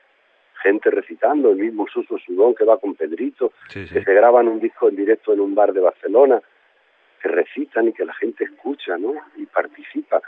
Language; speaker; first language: Spanish; native; Spanish